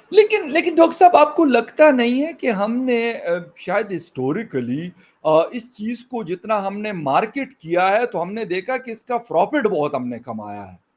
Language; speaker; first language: Urdu; non-native, local second language; Pashto